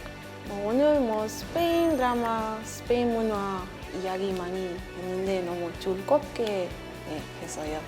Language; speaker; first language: Korean; non-native, fluent; Spanish